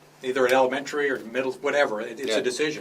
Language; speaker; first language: English; native; English